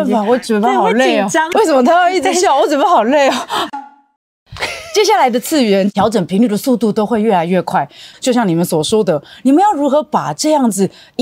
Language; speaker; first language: Chinese; native; Chinese